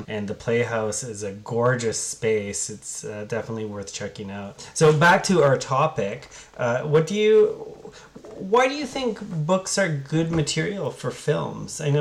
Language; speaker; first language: English; native; English